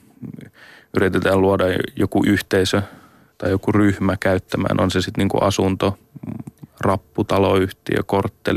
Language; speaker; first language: Finnish; native; Finnish